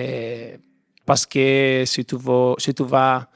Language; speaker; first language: French; non-native, learner; Italian